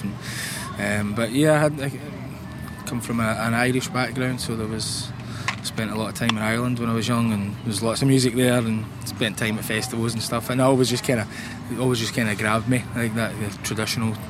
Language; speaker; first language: English; native; English